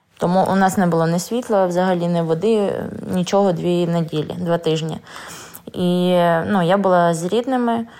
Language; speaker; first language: Ukrainian; native; Ukrainian